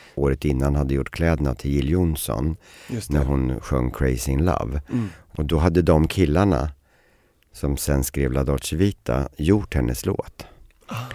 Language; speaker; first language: Swedish; native; Swedish